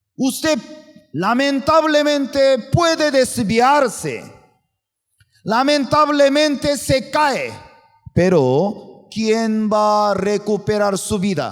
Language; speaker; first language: Spanish; non-native, fluent; Korean